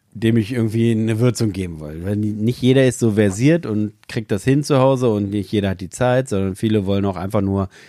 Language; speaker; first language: German; native; German